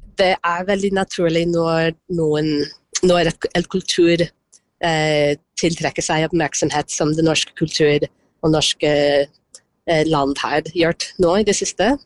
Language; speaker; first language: Norwegian; non-native, fluent; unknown